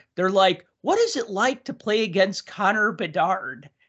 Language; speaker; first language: English; native; English